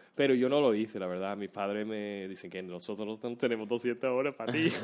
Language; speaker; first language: Spanish; non-native, fluent; English